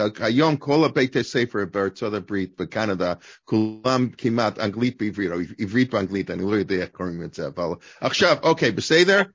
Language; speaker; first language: Hebrew; non-native, fluent; English